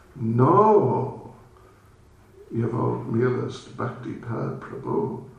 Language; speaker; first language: Russian; non-native, learner; English